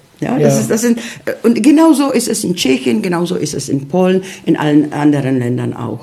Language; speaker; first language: German; early bilingual, heritage; Czech